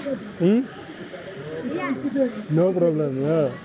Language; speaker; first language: English; non-native, learner; French